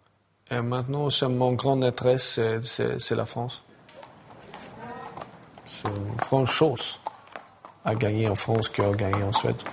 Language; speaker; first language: French; non-native, learner; Swedish